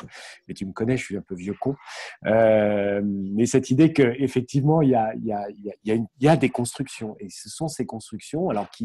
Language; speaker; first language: French; native; French